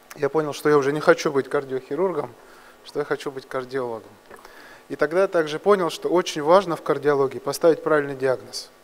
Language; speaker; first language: Russian; non-native, local second language; Georgian